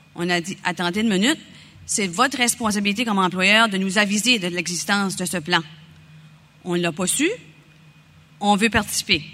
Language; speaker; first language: French; native; French